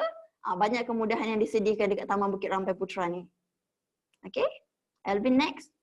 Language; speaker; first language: Malay; native; Malay